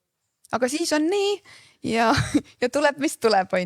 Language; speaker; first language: Estonian; native; Estonian